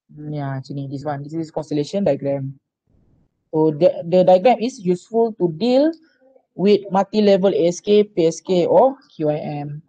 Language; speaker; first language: English; non-native, local second language; Malay